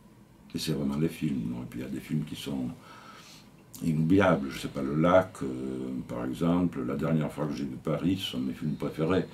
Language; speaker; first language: French; native; French